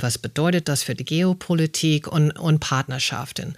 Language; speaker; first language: German; non-native, fluent; English